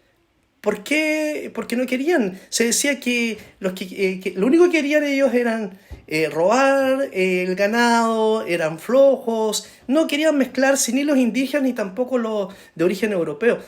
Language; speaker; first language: Spanish; native; Spanish